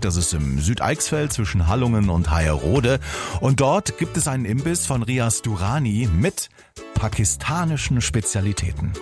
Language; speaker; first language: German; native; German